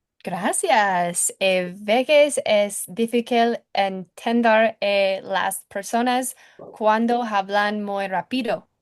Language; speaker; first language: Spanish; non-native, learner; English